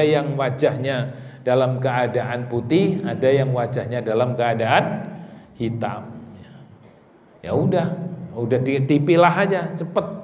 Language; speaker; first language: Indonesian; native; Indonesian